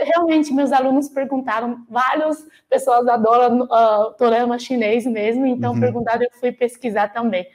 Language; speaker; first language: Portuguese; non-native, fluent; Chinese